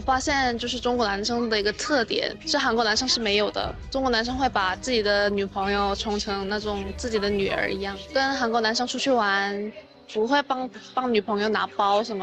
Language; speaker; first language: Chinese; non-native, fluent; Korean